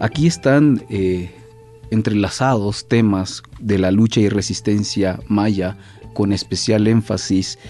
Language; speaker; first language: Spanish; native; Spanish